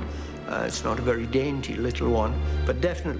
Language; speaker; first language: English; native; English